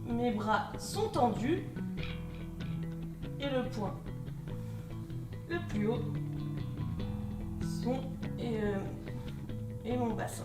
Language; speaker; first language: French; native; French